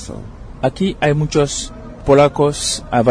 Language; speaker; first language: Spanish; non-native, fluent; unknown